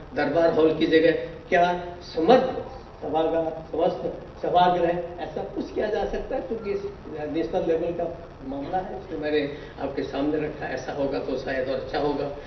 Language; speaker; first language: Hindi; native; Hindi